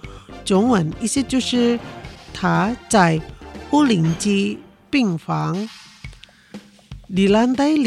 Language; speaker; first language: Chinese; non-native, fluent; Indonesian